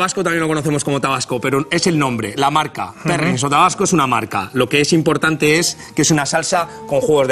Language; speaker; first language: Spanish; native; Spanish